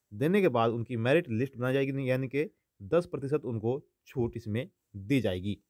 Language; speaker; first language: Hindi; native; Hindi